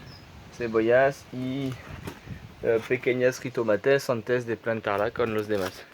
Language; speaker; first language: Spanish; non-native, fluent; French